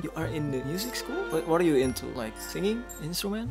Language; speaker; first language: English; non-native, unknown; Indonesian